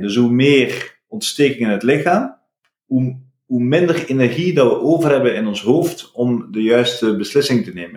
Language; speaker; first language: Dutch; native; Dutch